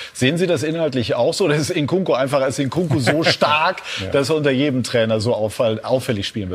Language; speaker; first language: German; native; German